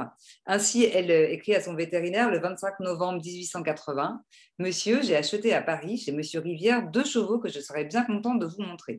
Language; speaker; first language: French; native; French